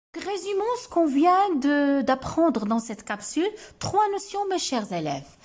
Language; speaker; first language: French; non-native, local second language; Arabic